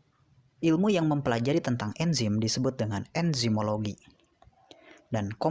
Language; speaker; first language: Indonesian; native; Indonesian